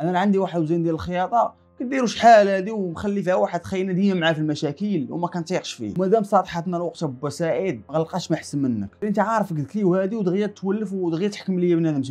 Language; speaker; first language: Arabic; native; Arabic